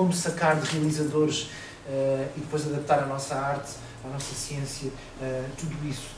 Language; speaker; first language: Portuguese; native; Portuguese